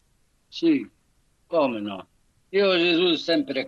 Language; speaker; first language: Italian; non-native, fluent; Arabic